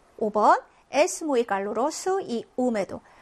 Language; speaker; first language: Spanish; non-native, fluent; Korean